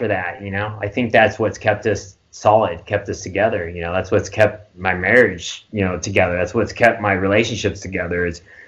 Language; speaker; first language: English; native; English